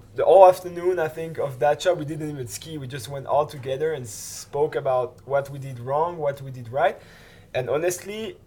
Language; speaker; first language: English; non-native, fluent; French